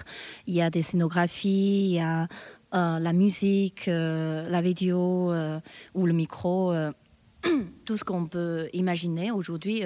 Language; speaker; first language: French; non-native, fluent; Chinese